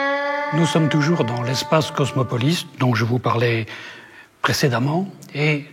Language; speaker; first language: French; native; French